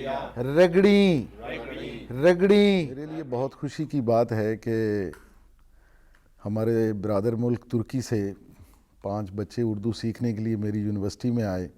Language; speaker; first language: Urdu; non-native, local second language; Punjabi